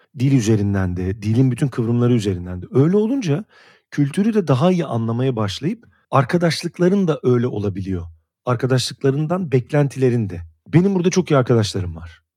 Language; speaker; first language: Turkish; native; Turkish